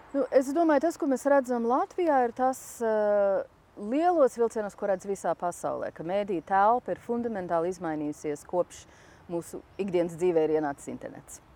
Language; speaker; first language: Latvian; early bilingual, heritage; Latvian